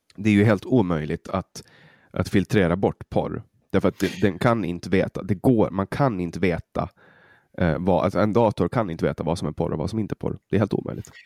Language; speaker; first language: Swedish; native; Swedish